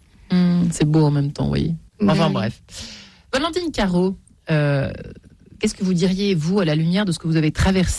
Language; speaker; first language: French; native; French